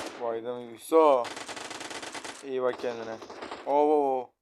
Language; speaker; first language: Turkish; native; Turkish